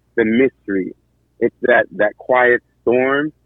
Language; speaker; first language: English; native; English